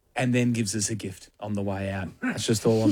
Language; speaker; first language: English; native; English